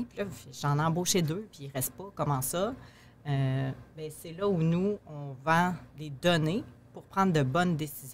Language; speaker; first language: French; native; French